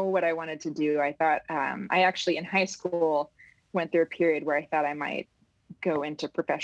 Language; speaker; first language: English; native; English